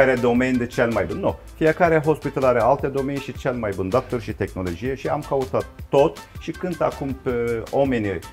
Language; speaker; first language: Romanian; non-native, learner; Turkish